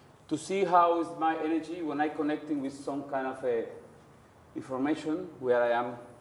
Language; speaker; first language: English; non-native, learner; Spanish